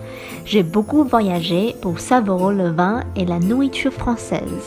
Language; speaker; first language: French; non-native, fluent; Chinese